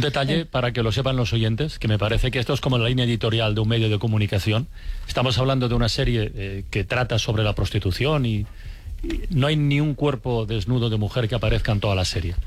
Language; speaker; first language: Spanish; native; Spanish